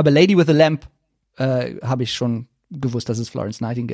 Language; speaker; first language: German; non-native, learner; Afrikaans